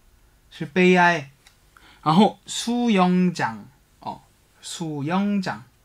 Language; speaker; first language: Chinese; non-native, fluent; Korean